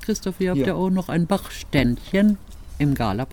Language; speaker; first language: German; native; German